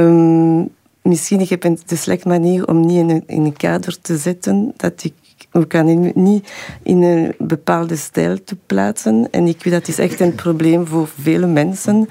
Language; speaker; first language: Dutch; non-native, local second language; French